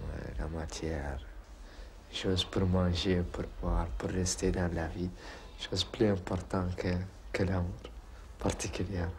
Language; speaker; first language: French; non-native, learner; Arabic